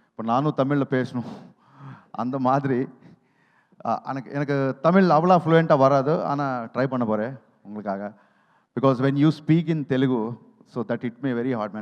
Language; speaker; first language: Tamil; non-native, learner; Telugu